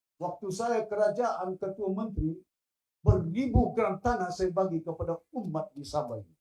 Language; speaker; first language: Malay; non-native, local second language; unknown